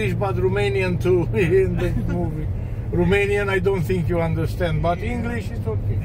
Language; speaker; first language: English; non-native, fluent; Romanian